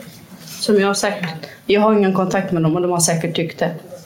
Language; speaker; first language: Swedish; non-native, fluent; Kurdish